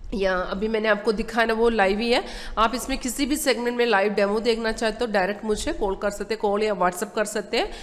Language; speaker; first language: Hindi; non-native, local second language; Malayalam